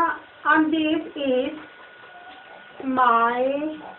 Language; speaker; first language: English; non-native, learner; Spanish